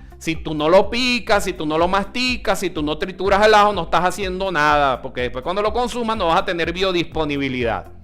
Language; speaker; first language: Spanish; early bilingual, other home language; Italian